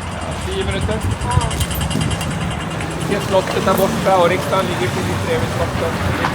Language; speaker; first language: Swedish; native; Swedish